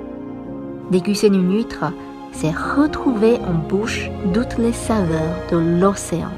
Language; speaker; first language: French; non-native, fluent; Chinese